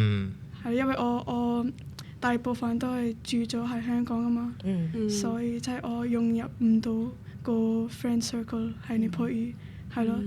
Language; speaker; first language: Cantonese; early bilingual, other home language; Nepali